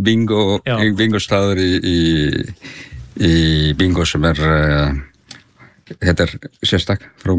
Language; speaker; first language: Icelandic; non-native, learner; Spanish